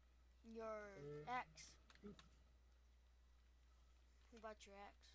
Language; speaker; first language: English; native; English